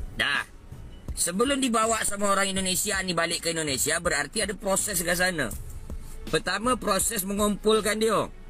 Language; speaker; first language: Malay; native; Malay